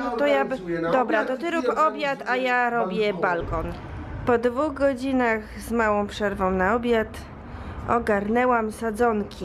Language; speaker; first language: Polish; native; Polish